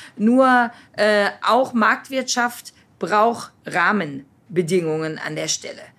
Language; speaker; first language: German; native; German